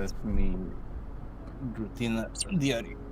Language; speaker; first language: Spanish; non-native, learner; English